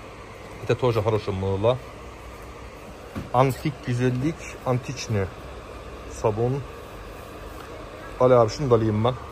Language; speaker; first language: Russian; non-native, learner; Turkish